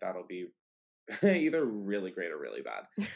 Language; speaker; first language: English; native; English